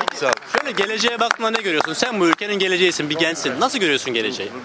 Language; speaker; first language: Turkish; native; Turkish